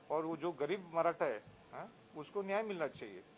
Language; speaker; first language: Hindi; non-native, local second language; Marathi